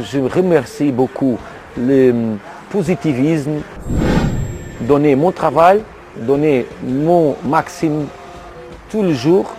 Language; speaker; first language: French; non-native, learner; Portuguese